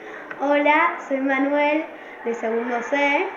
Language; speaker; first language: Spanish; native; Spanish